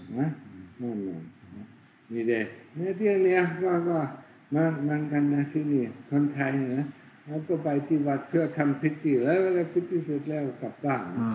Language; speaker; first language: Thai; non-native, fluent; English